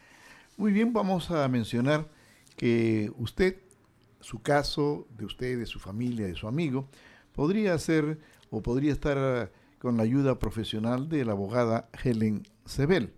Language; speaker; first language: Spanish; native; Spanish